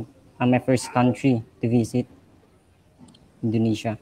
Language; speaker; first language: English; non-native, learner; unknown